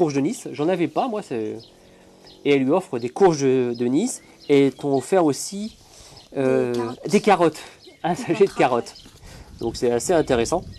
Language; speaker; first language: French; native; French